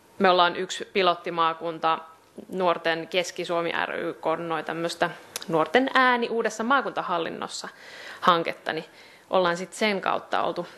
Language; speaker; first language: Finnish; native; Finnish